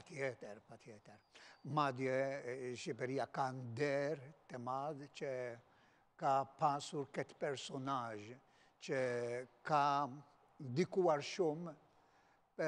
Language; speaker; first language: Albanian; non-native, fluent; Maltese